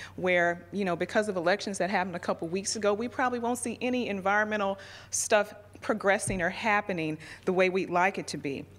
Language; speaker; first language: English; native; English